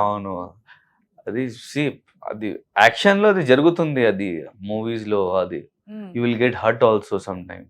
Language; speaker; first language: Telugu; non-native, learner; Hindi